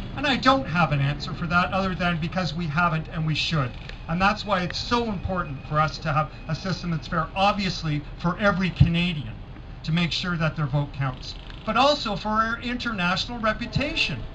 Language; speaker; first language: English; native; English